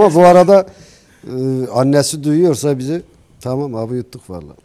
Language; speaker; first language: Turkish; native; Turkish